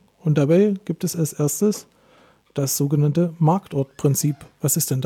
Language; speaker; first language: German; native; German